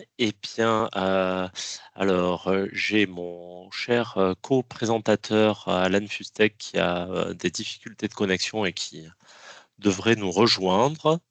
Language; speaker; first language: French; native; French